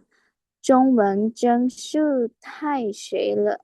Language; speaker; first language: Chinese; non-native, learner; Lao